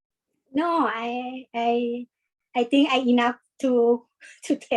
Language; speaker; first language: English; non-native, learner; Thai